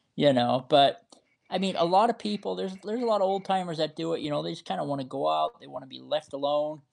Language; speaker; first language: English; native; English